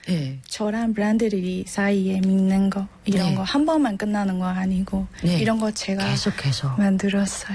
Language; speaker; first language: Korean; non-native, learner; Burmese